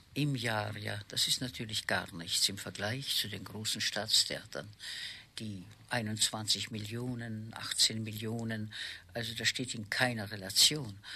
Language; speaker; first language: German; native; German